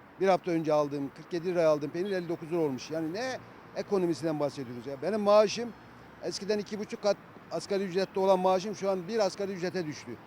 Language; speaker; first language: Turkish; native; Turkish